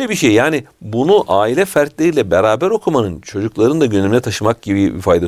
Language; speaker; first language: Turkish; native; Turkish